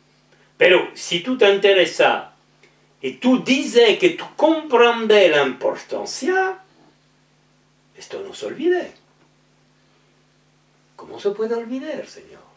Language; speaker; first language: Spanish; non-native, learner; French